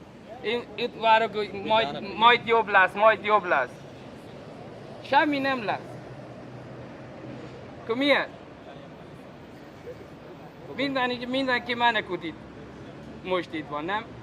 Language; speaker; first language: Hungarian; non-native, learner; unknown